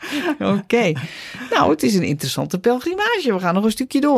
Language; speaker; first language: Dutch; native; Dutch